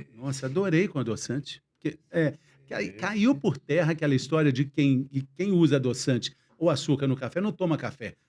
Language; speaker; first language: Portuguese; native; Portuguese